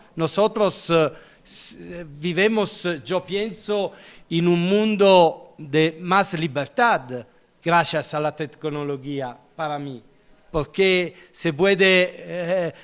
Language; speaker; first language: Spanish; non-native, learner; Italian